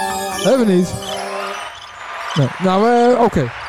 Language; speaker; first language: Dutch; native; Dutch